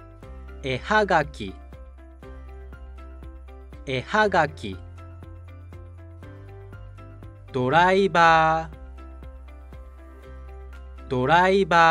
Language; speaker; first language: Japanese; native; Japanese